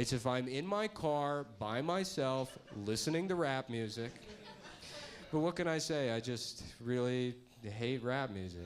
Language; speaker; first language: English; native; English